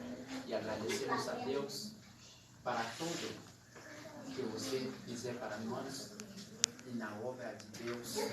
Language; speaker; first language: Portuguese; non-native, fluent; Haitian Creole